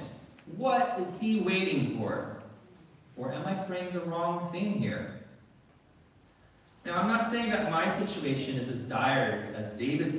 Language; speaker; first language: English; native; English